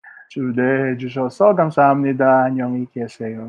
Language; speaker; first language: Korean; non-native, learner; Filipino